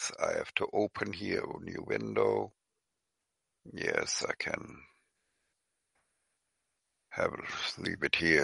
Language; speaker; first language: English; non-native, fluent; German